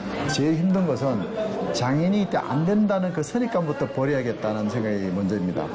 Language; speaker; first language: Korean; native; Korean